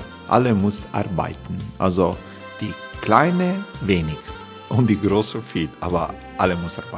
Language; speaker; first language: German; non-native, learner; Croatian